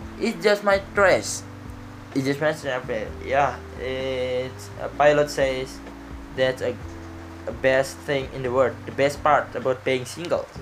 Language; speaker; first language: English; non-native, learner; Indonesian